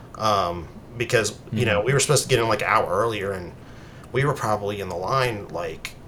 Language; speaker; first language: English; native; English